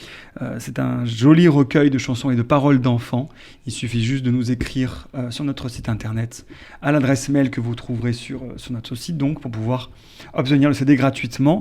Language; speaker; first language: French; native; French